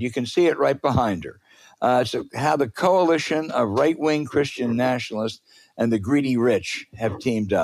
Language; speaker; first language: English; native; English